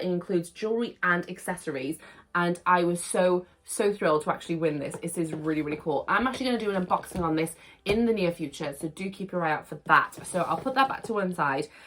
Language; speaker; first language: English; native; English